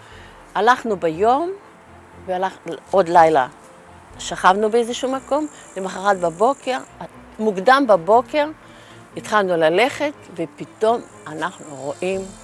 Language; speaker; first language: Hebrew; non-native, fluent; Yiddish